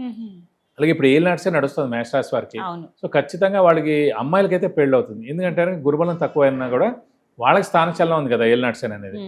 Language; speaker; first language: Telugu; native; Telugu